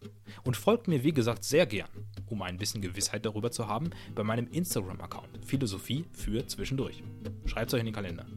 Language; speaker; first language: German; native; German